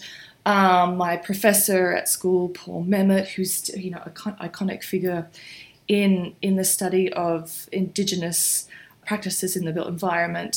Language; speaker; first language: English; native; English